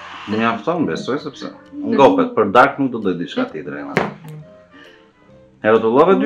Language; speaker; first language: Albanian; native; Albanian